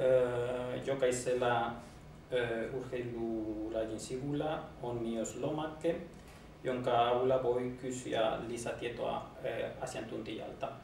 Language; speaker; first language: Finnish; non-native, learner; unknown